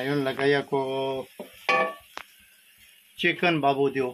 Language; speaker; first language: Filipino; non-native, learner; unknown